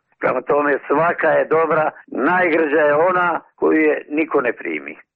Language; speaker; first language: Serbian; native; Serbian